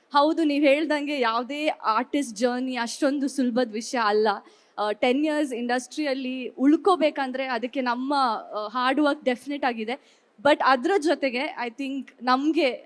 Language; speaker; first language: Kannada; non-native, local second language; Tulu